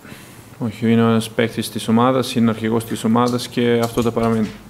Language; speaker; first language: Greek; non-native, fluent; Serbian